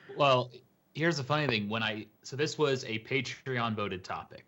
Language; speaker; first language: English; native; English